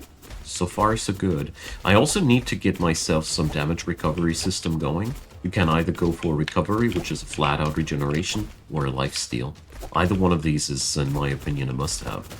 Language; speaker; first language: English; non-native, fluent; German